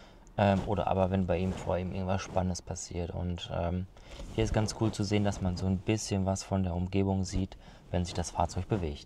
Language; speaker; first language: German; native; German